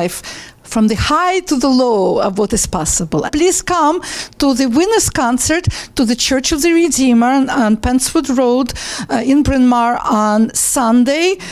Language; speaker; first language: English; non-native, fluent; Russian